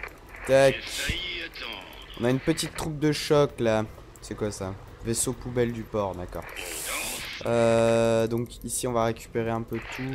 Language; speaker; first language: French; native; French